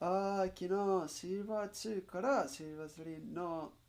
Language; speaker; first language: Japanese; non-native, learner; English